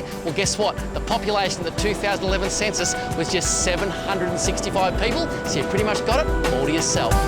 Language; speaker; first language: English; native; English